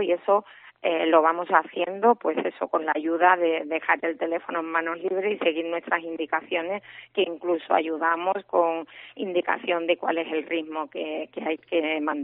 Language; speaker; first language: Spanish; native; Spanish